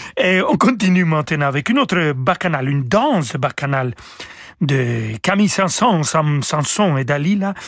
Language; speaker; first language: French; non-native, fluent; Spanish